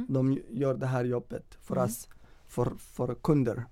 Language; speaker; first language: Swedish; non-native, fluent; Somali